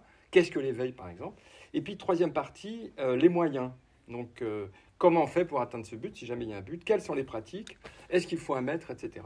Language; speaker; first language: French; native; French